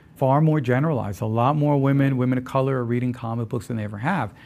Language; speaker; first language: English; early bilingual, other home language; Spanish